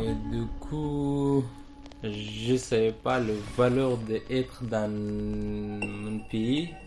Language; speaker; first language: French; non-native, learner; Persian